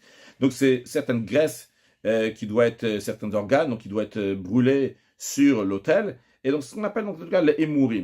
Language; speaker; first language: French; native; French